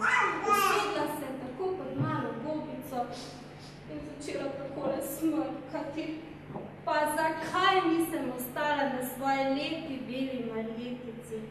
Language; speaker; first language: Slovenian; native; Slovenian